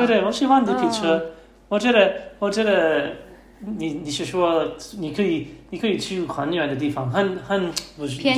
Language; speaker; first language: Chinese; non-native, learner; English